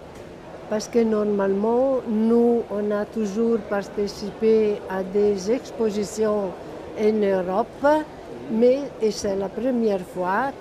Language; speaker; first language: French; non-native, fluent; Italian